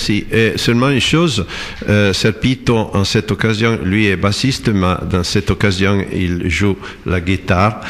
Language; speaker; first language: French; non-native, fluent; Italian